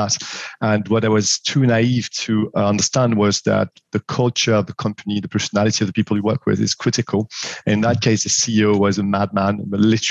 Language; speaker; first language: English; non-native, fluent; French